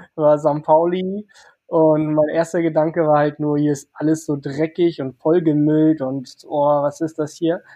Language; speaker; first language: German; early bilingual, other home language; Portuguese